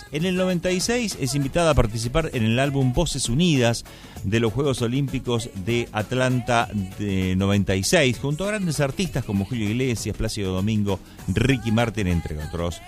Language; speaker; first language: Spanish; native; Spanish